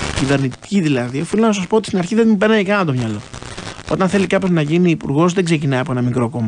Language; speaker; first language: Greek; native; Greek